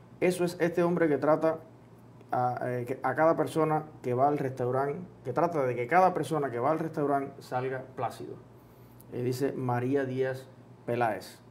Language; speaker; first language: Spanish; native; Spanish